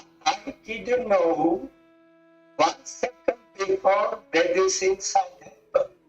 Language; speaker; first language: English; non-native, learner; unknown